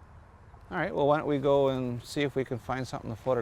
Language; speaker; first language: English; native; English